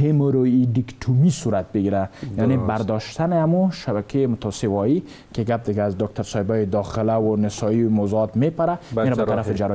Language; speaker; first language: Persian; native; Persian